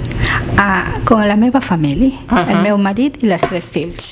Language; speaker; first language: Catalan; non-native, learner; Spanish